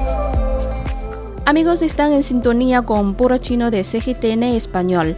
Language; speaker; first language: Spanish; non-native, fluent; Chinese